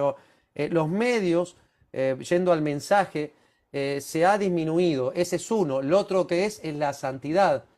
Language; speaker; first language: Spanish; native; Spanish